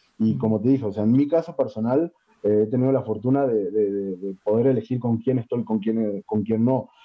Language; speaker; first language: Spanish; native; Spanish